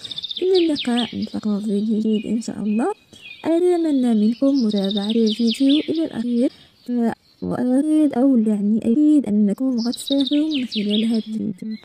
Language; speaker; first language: Arabic; native; Arabic